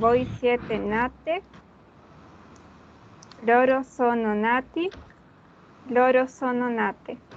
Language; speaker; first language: Italian; non-native, learner; Spanish